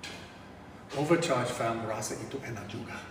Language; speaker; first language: Indonesian; non-native, fluent; English